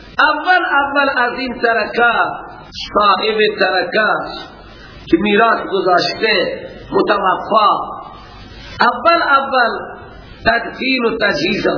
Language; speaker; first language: Persian; non-native, local second language; Baluchi